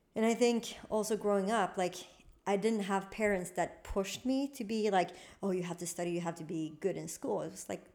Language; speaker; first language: English; non-native, fluent; Swedish